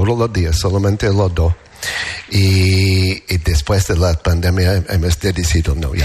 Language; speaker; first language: Spanish; non-native, learner; English